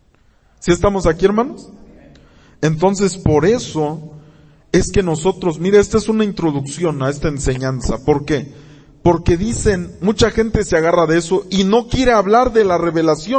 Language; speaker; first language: Spanish; native; Spanish